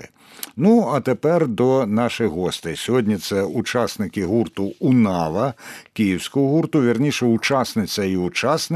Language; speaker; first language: Ukrainian; native; Ukrainian